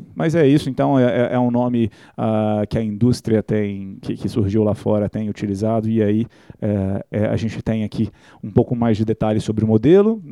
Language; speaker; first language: Portuguese; native; Portuguese